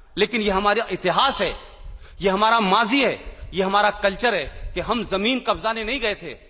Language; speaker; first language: Hindi; native; Hindi